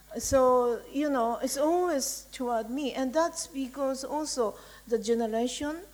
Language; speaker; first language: English; non-native, fluent; Japanese